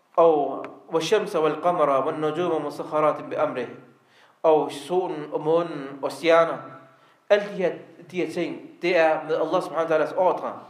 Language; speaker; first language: Danish; early bilingual, other home language; Arabic